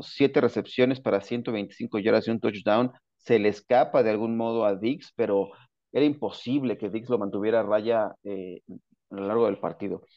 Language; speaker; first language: Spanish; native; Spanish